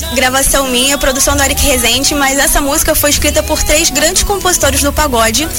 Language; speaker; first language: Portuguese; native; Portuguese